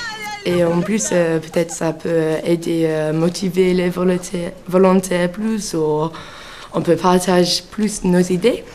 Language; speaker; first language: French; non-native, fluent; English